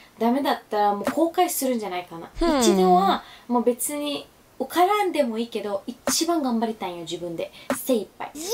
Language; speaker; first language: Japanese; non-native, fluent; Urdu